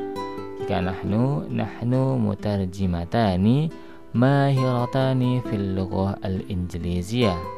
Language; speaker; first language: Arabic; non-native, fluent; Indonesian